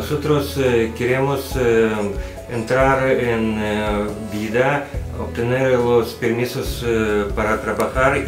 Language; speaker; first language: Spanish; non-native, learner; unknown